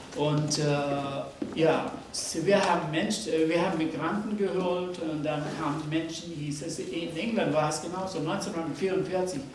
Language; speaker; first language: German; non-native, fluent; Nepali